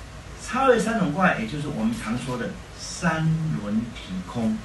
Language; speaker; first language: Chinese; native; Chinese